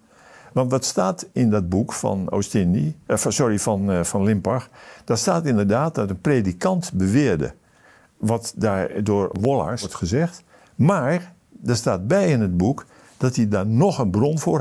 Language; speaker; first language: Dutch; native; Dutch